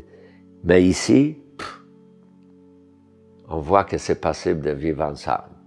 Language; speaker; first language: French; non-native, learner; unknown